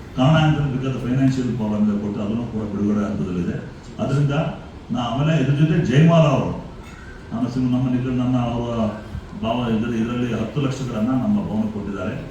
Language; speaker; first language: Kannada; non-native, local second language; Marathi